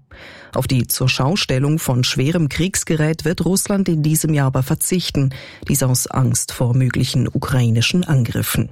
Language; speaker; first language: German; native; German